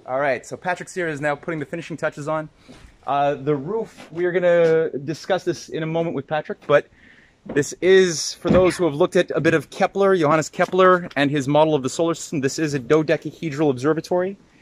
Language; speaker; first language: English; native; English